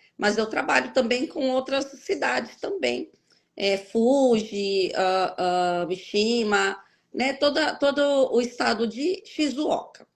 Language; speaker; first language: Portuguese; native; Portuguese